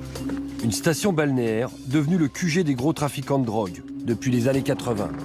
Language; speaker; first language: French; native; French